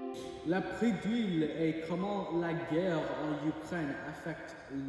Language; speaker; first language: French; non-native, learner; English